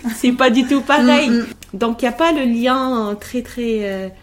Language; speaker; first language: French; non-native, local second language; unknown